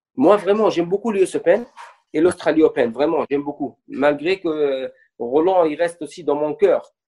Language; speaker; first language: French; non-native, local second language; Arabic